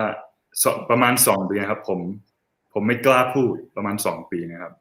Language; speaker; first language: Thai; non-native, fluent; English